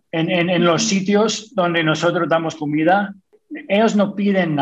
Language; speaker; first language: Spanish; non-native, fluent; English